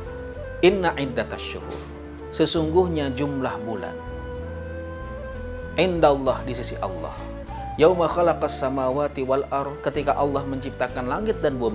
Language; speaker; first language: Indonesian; native; Indonesian